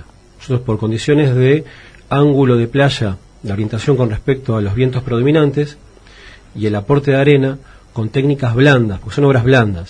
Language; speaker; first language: Spanish; native; Spanish